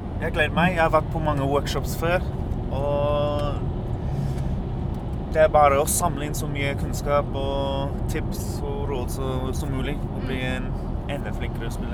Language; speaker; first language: Norwegian; non-native, fluent; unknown